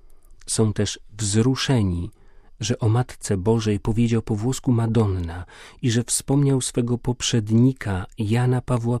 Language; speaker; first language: Polish; native; Polish